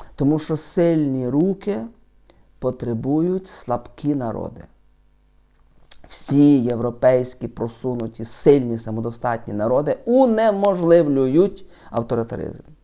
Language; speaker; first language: Ukrainian; native; Ukrainian